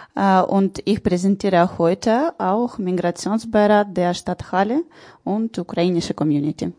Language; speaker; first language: German; non-native, learner; Ukrainian